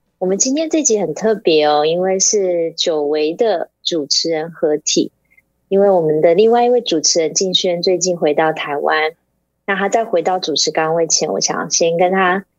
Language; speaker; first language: Chinese; native; Chinese